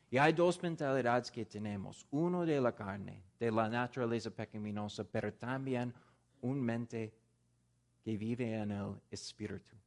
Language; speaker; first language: Spanish; non-native, fluent; English